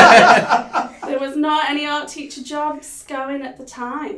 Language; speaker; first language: English; native; English